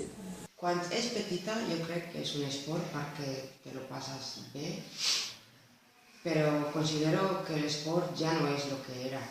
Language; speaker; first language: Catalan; non-native, local second language; Spanish